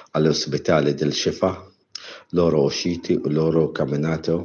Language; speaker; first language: Italian; non-native, learner; Arabic